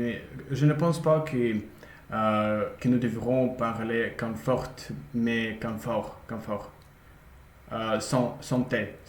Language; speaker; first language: French; non-native, learner; Russian